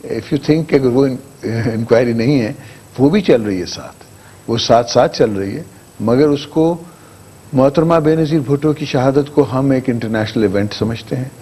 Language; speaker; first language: Urdu; non-native, local second language; English